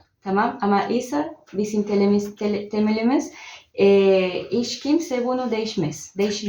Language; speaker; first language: Turkish; non-native, learner; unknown